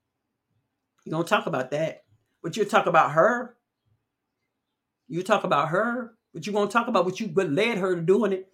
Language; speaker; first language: English; native; English